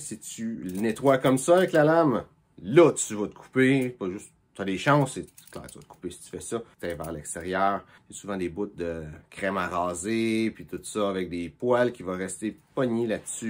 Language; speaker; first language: French; native; French